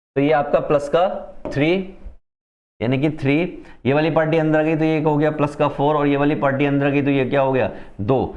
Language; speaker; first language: Hindi; native; Hindi